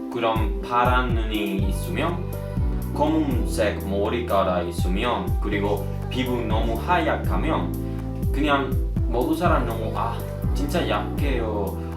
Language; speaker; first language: Korean; non-native, learner; Spanish